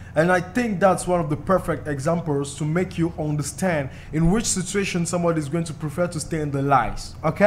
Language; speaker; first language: English; non-native, local second language; French